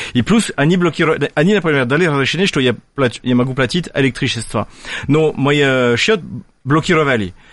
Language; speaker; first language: Russian; non-native, fluent; French